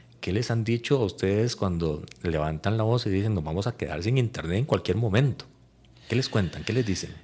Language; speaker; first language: Spanish; native; Spanish